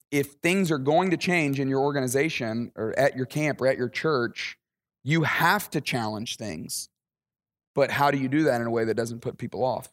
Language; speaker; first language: English; native; English